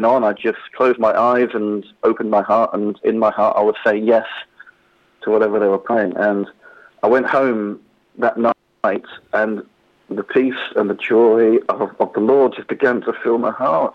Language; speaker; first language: English; native; English